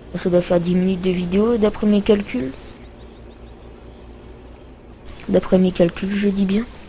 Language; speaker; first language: French; native; French